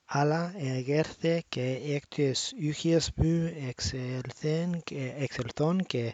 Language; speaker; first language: Greek; non-native, learner; English